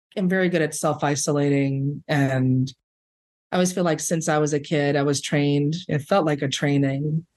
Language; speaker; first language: English; early bilingual, other home language; Spanish